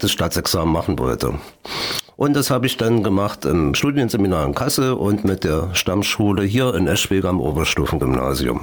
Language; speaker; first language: German; native; German